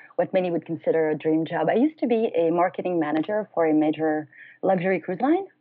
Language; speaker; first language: English; non-native, fluent; French